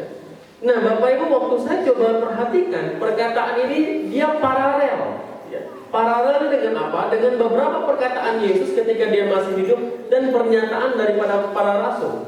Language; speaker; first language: Indonesian; native; Indonesian